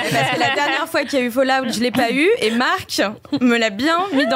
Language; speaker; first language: French; native; French